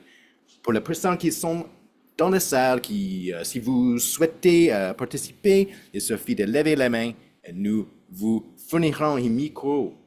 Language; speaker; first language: French; non-native, fluent; English